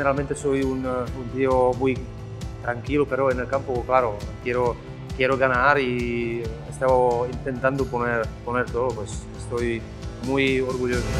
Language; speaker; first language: Spanish; non-native, fluent; Czech